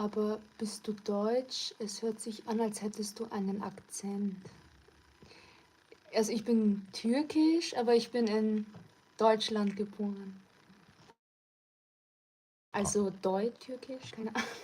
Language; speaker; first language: German; early bilingual, other home language; Turkish